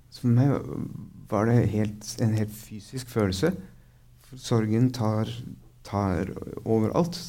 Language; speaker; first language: Norwegian; native; Norwegian